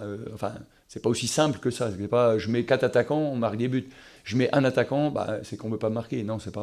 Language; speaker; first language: French; native; French